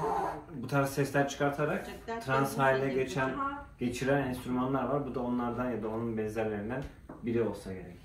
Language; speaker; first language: Turkish; native; Turkish